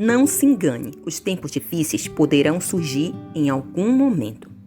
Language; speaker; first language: Portuguese; native; Portuguese